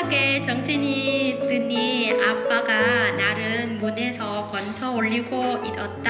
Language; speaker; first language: Korean; non-native, learner; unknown